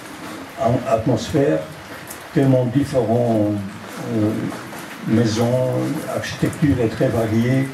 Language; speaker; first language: French; non-native, local second language; Dutch